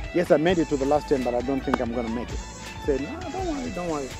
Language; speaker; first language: English; non-native, local second language; Shona